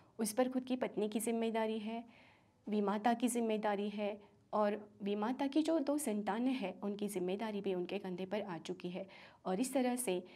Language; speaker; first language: Hindi; non-native, local second language; Marathi